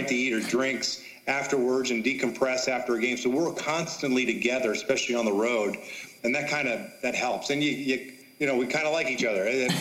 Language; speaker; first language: English; native; English